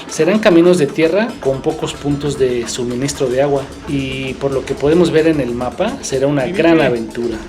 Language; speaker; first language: Spanish; native; Spanish